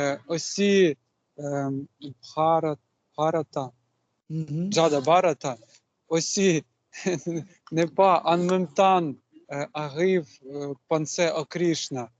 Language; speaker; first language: French; non-native, learner; Russian